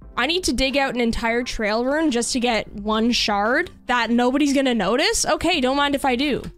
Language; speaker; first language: English; native; English